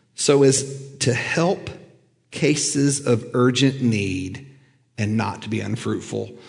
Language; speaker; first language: English; native; English